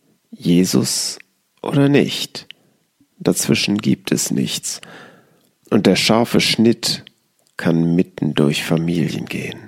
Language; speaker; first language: German; native; German